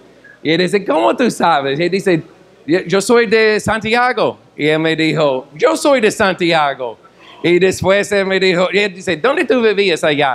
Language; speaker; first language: Spanish; non-native, fluent; English